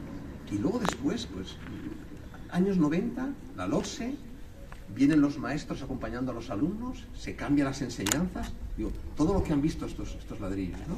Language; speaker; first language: Spanish; native; Spanish